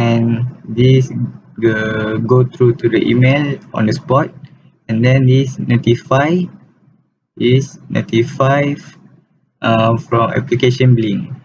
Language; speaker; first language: English; non-native, learner; Malay